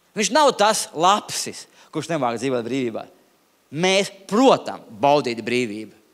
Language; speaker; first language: Latvian; non-native, local second language; Russian